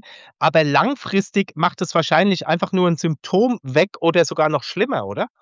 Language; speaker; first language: German; native; German